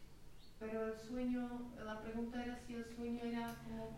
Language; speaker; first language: Spanish; non-native, fluent; Czech